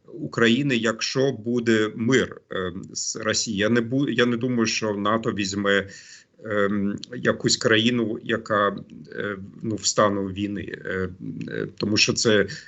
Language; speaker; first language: Ukrainian; non-native, fluent; German